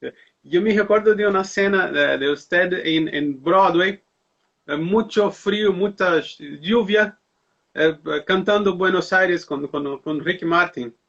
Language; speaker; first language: Spanish; non-native, learner; Portuguese